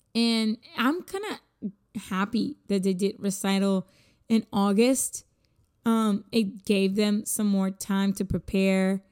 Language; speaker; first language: English; non-native, fluent; Spanish